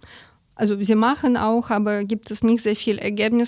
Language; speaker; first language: German; non-native, learner; Ukrainian